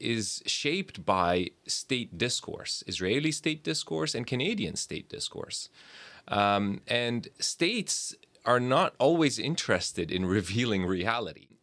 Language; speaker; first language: English; early bilingual, other home language; Arabic